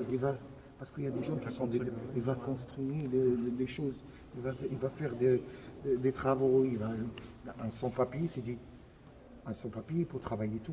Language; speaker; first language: French; non-native, fluent; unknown